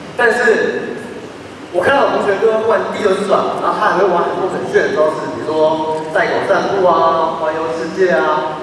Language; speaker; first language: Chinese; native; Chinese